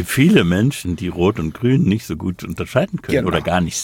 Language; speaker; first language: German; native; German